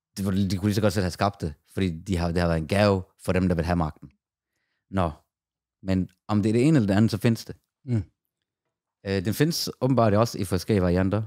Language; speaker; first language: Danish; early bilingual, other home language; Persian